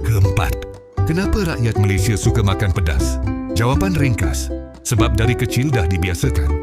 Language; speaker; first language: Malay; native; Malay